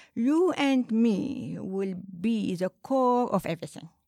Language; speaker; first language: English; non-native, fluent; Arabic